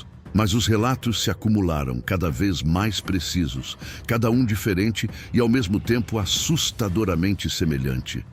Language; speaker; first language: Portuguese; native; Portuguese